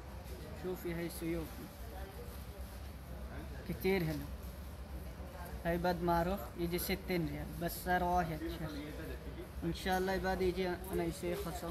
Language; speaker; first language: Arabic; non-native, learner; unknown